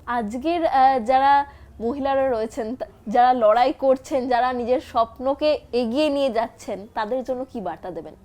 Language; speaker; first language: Bangla; native; Bangla